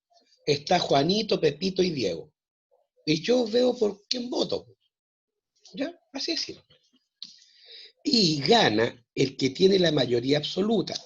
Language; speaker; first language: Spanish; native; Spanish